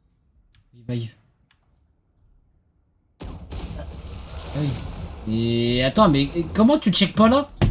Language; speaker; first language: French; native; French